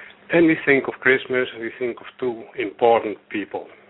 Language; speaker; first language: English; non-native, fluent; Dutch